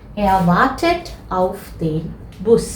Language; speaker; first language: German; non-native, fluent; Hindi